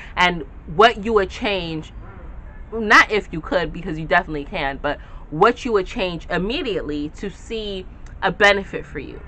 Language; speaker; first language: English; native; English